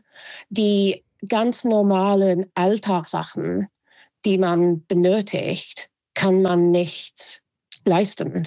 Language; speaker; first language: German; non-native, fluent; English